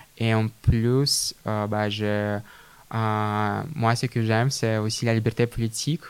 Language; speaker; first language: French; non-native, fluent; Russian